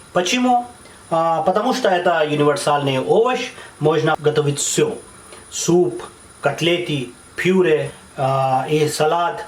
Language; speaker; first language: Russian; non-native, fluent; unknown